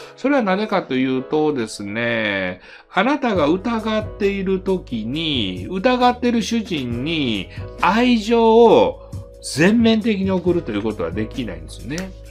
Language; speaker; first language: Japanese; native; Japanese